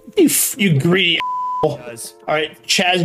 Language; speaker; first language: English; native; English